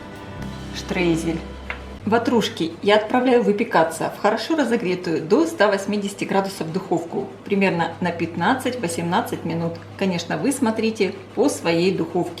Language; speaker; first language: Russian; native; Russian